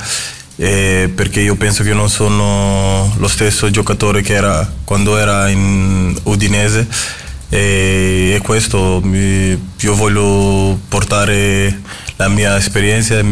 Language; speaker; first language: Italian; non-native, fluent; Portuguese